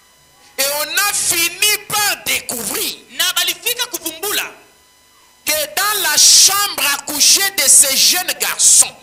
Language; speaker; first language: French; non-native, local second language; Swahili